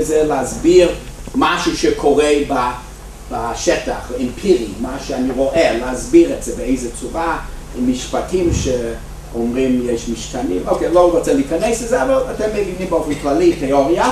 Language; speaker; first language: Hebrew; non-native, fluent; English